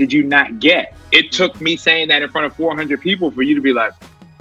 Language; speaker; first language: English; native; English